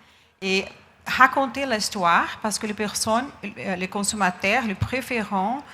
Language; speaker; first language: French; non-native, learner; Portuguese